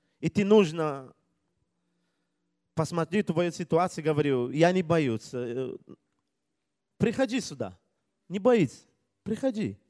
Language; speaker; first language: Russian; non-native, learner; Portuguese